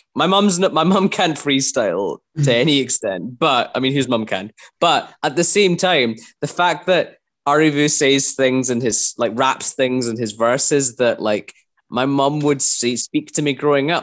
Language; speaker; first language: English; native; English